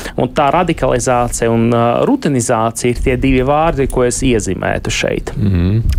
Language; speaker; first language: Latvian; non-native, local second language; Russian